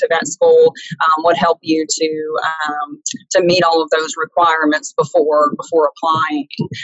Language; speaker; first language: English; native; English